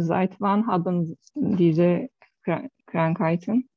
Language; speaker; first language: German; non-native, learner; Turkish